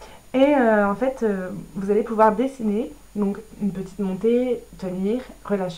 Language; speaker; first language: French; native; French